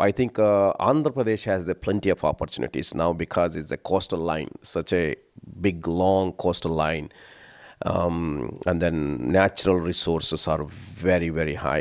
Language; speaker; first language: English; non-native, local second language; Telugu